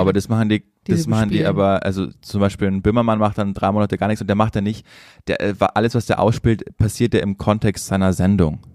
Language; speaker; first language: German; native; German